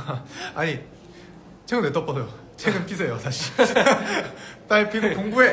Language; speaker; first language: Korean; native; Korean